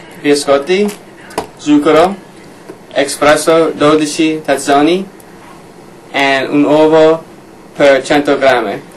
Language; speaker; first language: Italian; non-native, learner; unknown